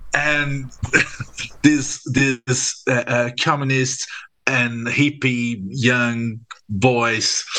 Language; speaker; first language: English; non-native, fluent; Portuguese